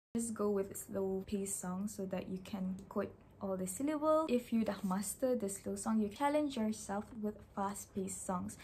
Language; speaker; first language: English; non-native, local second language; Malay